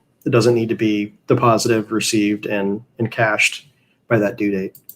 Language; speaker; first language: English; native; English